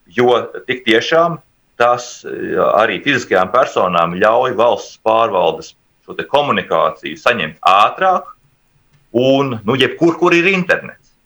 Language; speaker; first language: Latvian; native; Latvian